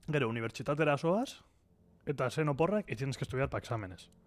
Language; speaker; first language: Spanish; non-native, local second language; Basque